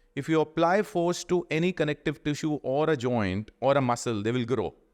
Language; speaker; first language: English; non-native, local second language; Punjabi